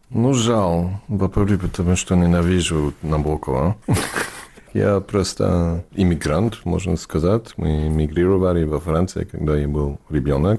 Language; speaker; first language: Russian; non-native, fluent; English